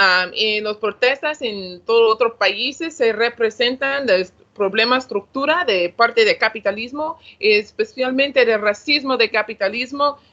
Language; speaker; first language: Spanish; non-native, learner; English